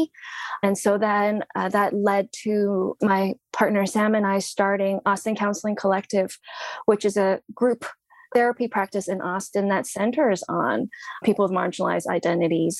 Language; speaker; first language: English; non-native, local second language; Cantonese